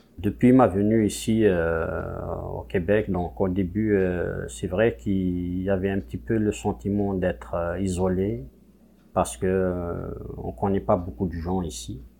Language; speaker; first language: French; non-native, local second language; Kabyle